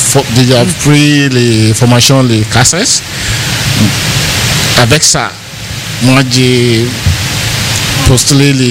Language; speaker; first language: French; non-native, learner; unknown